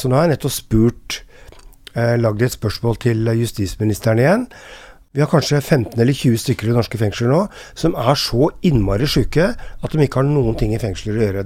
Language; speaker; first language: Norwegian; native; Norwegian